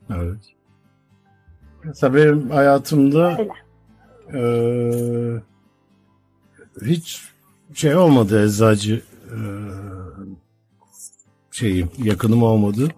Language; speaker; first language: Turkish; native; Turkish